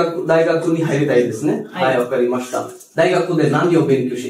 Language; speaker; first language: Japanese; non-native, fluent; Bangla